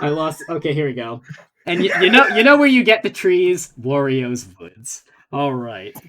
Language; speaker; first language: English; native; English